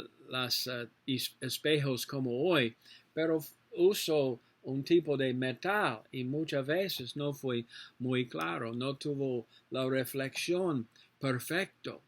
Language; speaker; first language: Spanish; non-native, learner; English